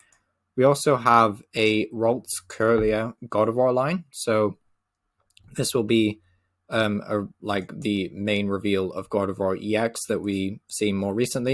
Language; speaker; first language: English; native; English